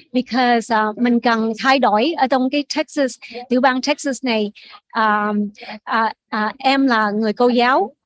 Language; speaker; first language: Vietnamese; early bilingual, heritage; Vietnamese